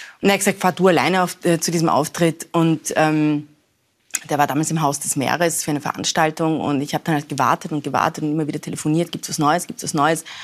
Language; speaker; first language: German; early bilingual, other home language; Persian